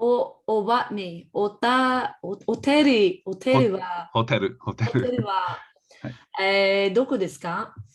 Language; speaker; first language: Japanese; non-native, learner; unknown